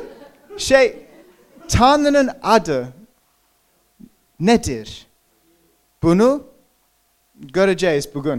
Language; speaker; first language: Turkish; non-native, fluent; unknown